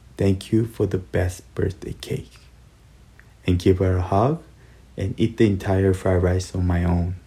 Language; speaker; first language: English; early bilingual, other home language; Korean